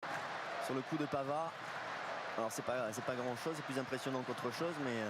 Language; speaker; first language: French; native; French